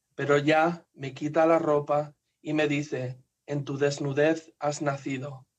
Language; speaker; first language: English; non-native, fluent; Spanish